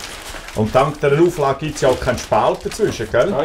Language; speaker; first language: German; native; German